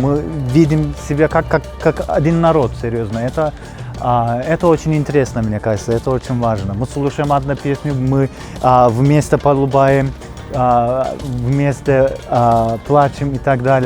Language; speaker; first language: Russian; non-native, fluent; Turkish